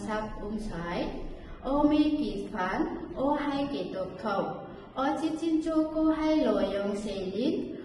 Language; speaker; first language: Cantonese; non-native, learner; Bangla